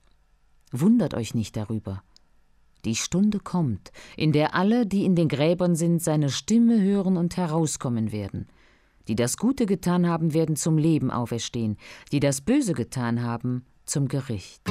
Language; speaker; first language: German; native; German